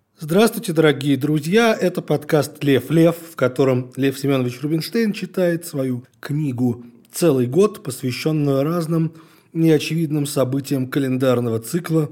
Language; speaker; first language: Russian; native; Russian